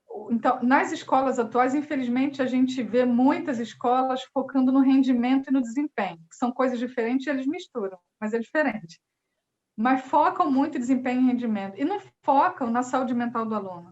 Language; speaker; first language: Portuguese; native; Portuguese